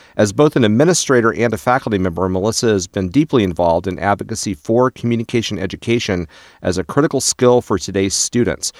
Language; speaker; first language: English; native; English